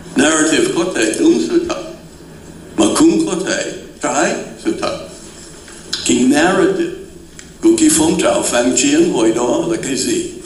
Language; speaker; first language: Vietnamese; non-native, fluent; English